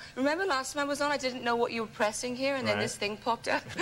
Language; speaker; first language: English; native; English